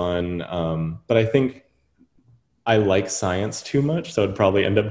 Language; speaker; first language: English; native; English